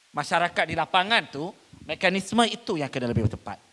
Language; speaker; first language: Malay; non-native, local second language; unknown